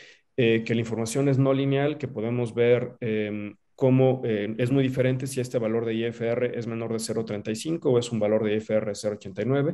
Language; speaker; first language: Spanish; native; Spanish